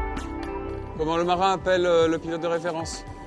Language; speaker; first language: French; native; French